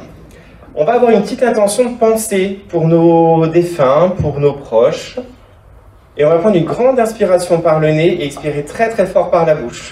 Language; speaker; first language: French; native; French